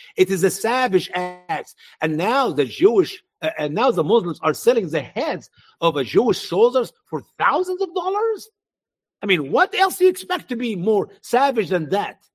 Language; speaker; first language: English; non-native, fluent; Arabic